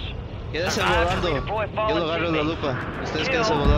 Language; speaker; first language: Spanish; early bilingual, heritage; English